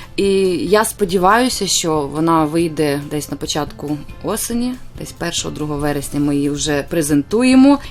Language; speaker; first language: Ukrainian; native; Ukrainian